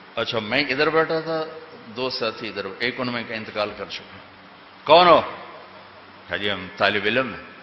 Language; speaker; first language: Urdu; non-native, local second language; Punjabi